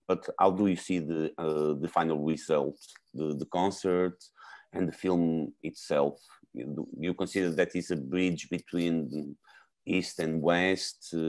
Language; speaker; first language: English; non-native, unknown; Portuguese